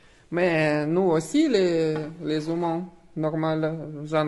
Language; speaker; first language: French; non-native, learner; Russian